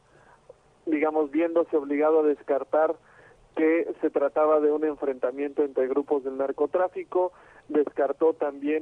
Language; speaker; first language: Spanish; native; Spanish